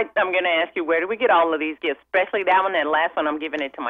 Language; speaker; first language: English; native; English